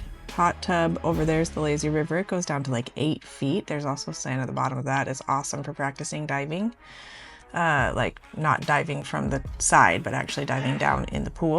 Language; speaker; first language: English; native; English